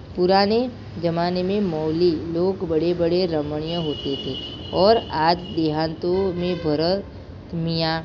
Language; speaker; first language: Hindi; non-native, local second language; Gujarati